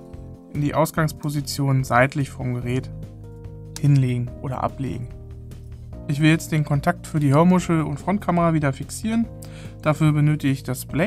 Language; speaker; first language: German; native; German